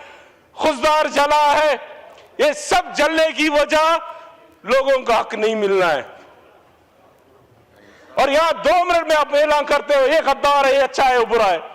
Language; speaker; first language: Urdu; non-native, local second language; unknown